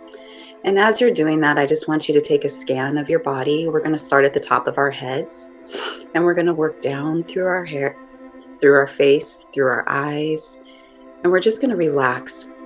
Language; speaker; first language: English; native; English